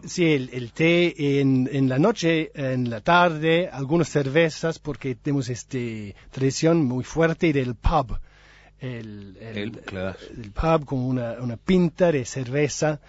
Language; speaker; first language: Spanish; non-native, learner; English